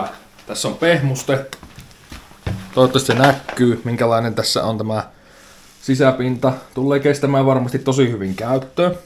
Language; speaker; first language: Finnish; native; Finnish